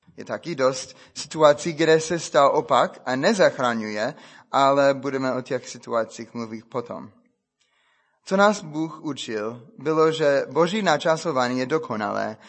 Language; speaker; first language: Czech; non-native, fluent; English